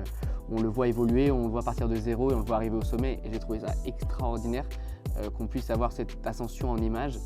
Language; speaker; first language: French; native; French